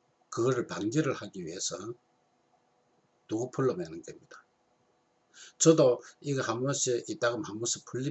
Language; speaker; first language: Korean; native; Korean